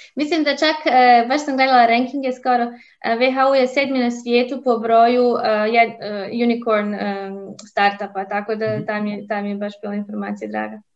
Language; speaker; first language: Croatian; native; Croatian